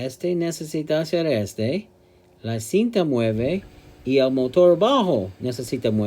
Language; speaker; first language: Spanish; non-native, learner; English